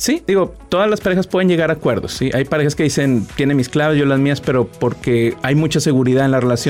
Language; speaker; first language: Spanish; native; Spanish